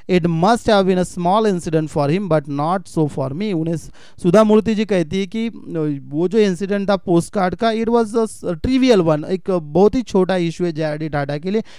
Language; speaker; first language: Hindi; non-native, local second language; Marathi